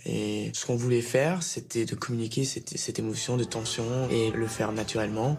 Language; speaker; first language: French; early bilingual, heritage; English